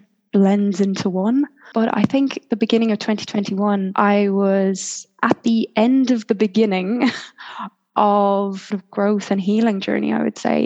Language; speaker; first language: English; native; English